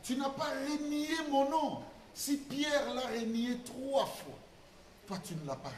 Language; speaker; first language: French; non-native, local second language; Lingala